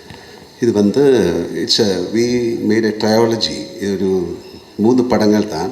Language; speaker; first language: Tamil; non-native, fluent; Malayalam